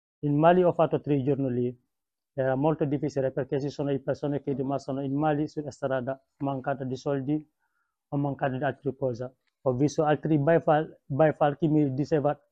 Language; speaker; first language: Italian; non-native, learner; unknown